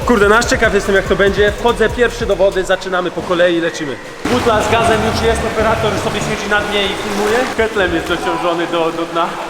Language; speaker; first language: Polish; early bilingual, heritage; Polish